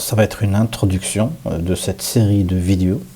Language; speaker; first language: French; non-native, local second language; Arabic